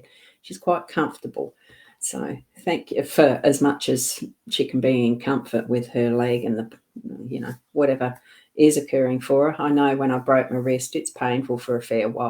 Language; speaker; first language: English; native; English